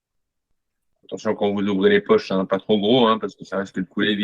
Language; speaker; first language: French; native; French